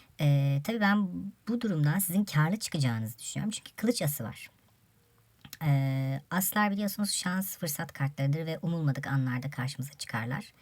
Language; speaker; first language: Turkish; native; Turkish